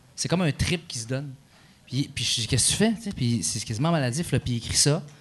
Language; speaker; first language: French; early bilingual, other home language; Arabic